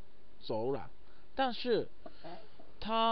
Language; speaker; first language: Chinese; non-native, learner; Japanese